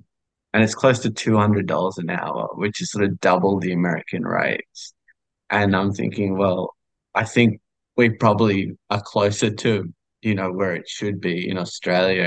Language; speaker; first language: English; native; English